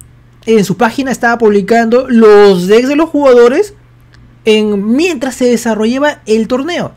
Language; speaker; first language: Spanish; native; Spanish